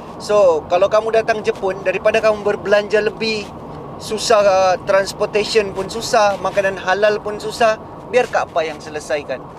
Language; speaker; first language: Malay; native; Malay